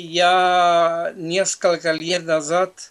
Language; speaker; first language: Russian; non-native, fluent; Spanish